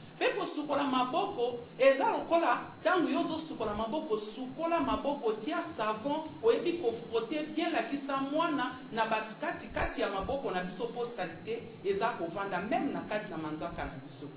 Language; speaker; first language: Lingala; native; Lingala